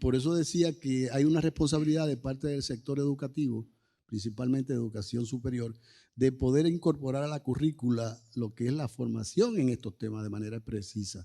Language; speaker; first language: Spanish; native; Spanish